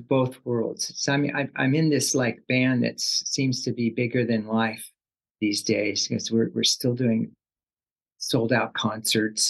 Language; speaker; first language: English; native; English